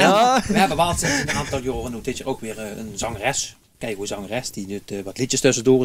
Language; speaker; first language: Dutch; native; Dutch